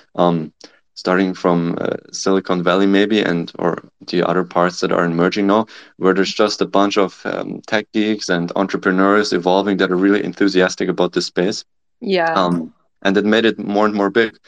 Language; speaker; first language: English; non-native, fluent; German